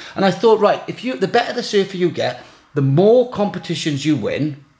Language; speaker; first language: English; native; English